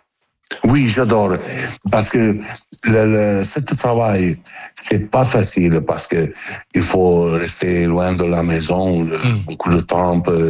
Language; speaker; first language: French; non-native, learner; Italian